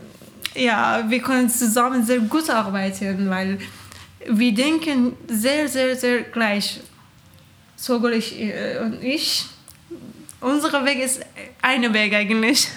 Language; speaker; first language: German; non-native, learner; Persian